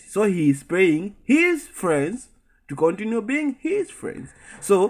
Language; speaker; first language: English; non-native, local second language; Swahili